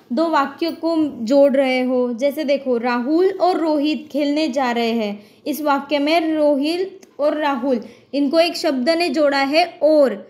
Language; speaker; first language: Hindi; non-native, local second language; Marathi